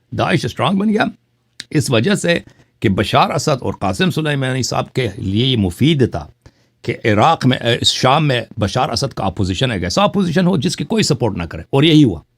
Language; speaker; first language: Urdu; non-native, fluent; Persian